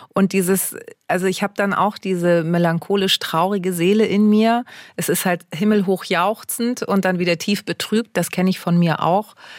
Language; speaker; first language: German; native; German